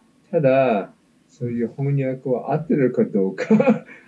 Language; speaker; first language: Japanese; non-native, learner; English